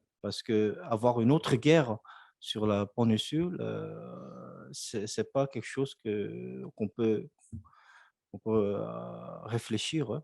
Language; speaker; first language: French; non-native, fluent; Korean